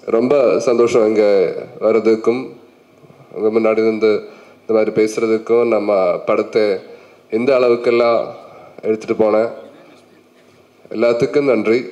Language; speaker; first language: Tamil; non-native, learner; Malayalam